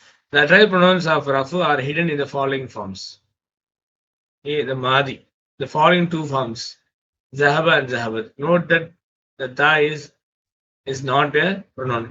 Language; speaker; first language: English; non-native, local second language; Tamil